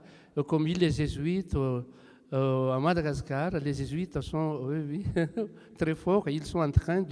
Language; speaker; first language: French; non-native, local second language; Malagasy